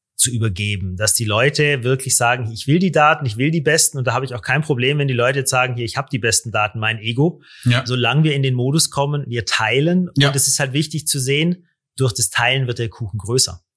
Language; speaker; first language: German; native; German